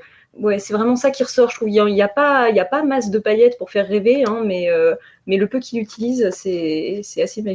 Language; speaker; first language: French; native; French